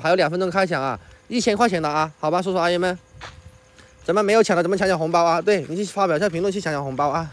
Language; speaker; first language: Chinese; native; Chinese